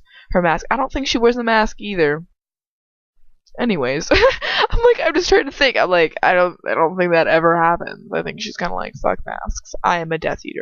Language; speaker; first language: English; native; English